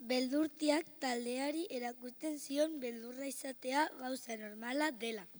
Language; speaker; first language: Basque; non-native, local second language; Spanish